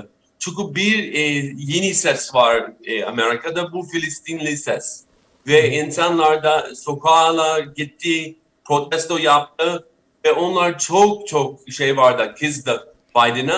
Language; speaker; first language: Turkish; non-native, fluent; English